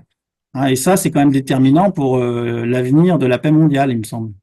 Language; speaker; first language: French; native; French